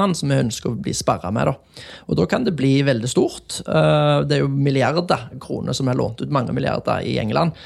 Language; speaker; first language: Norwegian; native; Norwegian